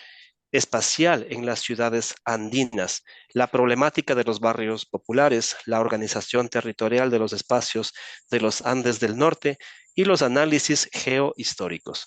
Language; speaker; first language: Spanish; native; Spanish